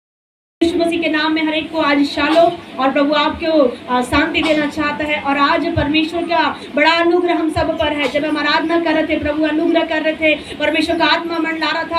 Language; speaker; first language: Hindi; native; Hindi